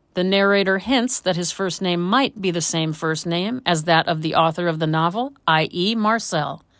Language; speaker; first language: English; native; English